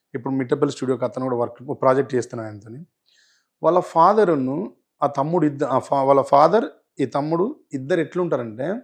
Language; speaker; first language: Telugu; native; Telugu